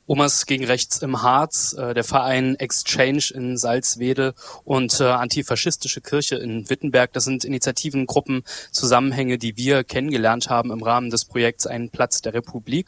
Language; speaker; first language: German; native; German